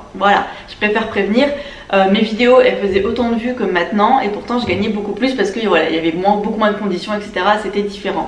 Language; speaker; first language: French; native; French